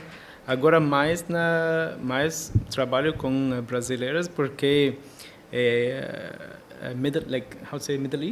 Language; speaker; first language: Portuguese; non-native, learner; Arabic